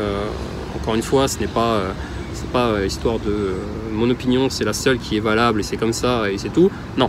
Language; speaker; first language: French; native; French